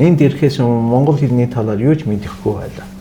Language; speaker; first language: Mongolian; non-native, fluent; Turkish